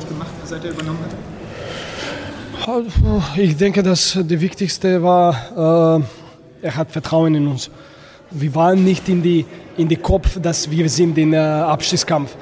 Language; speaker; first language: German; non-native, learner; Croatian